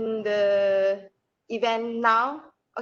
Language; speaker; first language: English; non-native, learner; Malay